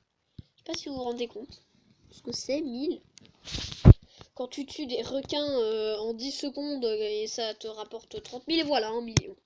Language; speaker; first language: French; native; French